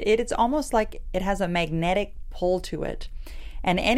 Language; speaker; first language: English; native; English